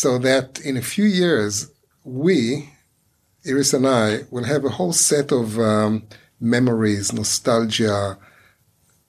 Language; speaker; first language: English; non-native, fluent; Hebrew